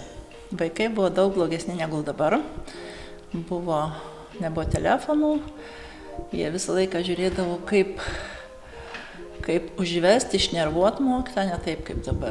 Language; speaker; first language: Lithuanian; native; Lithuanian